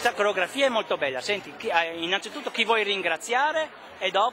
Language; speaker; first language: Italian; native; Italian